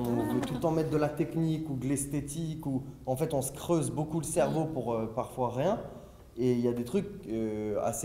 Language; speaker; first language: French; native; French